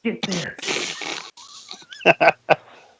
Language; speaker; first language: English; native; English